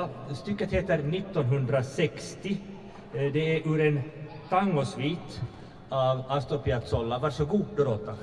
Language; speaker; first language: Swedish; native; Swedish